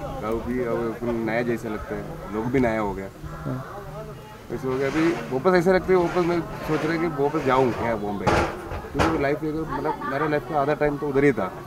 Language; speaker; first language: Hindi; non-native, local second language; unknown